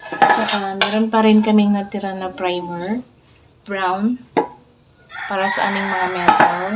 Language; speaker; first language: Filipino; non-native, local second language; Cebuano